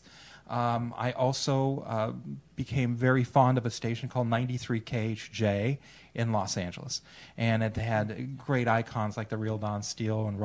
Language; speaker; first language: English; early bilingual, other home language; Italian